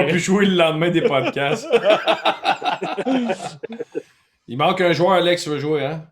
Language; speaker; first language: French; native; French